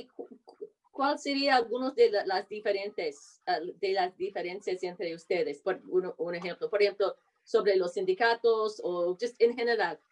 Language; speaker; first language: Spanish; non-native, fluent; English